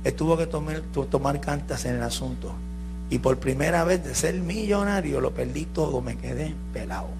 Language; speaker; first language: Spanish; early bilingual, heritage; Spanish